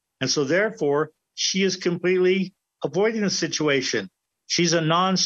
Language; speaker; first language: English; native; English